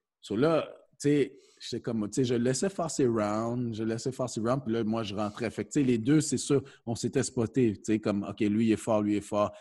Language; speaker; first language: French; early bilingual, heritage; French